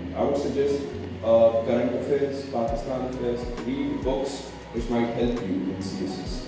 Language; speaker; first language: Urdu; non-native, local second language; Pahari-Potwari